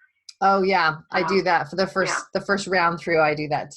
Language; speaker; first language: English; native; English